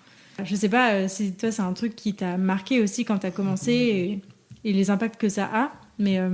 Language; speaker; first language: French; native; French